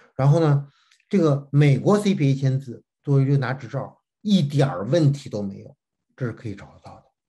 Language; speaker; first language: Chinese; native; Chinese